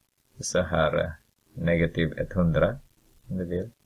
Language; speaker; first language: Swedish; non-native, fluent; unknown